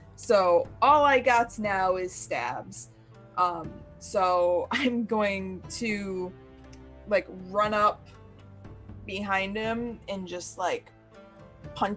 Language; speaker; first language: English; native; English